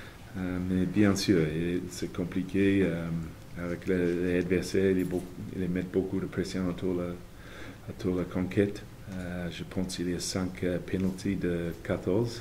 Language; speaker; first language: French; non-native, fluent; English